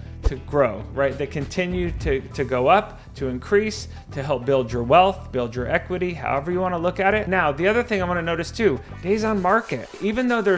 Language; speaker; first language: English; native; English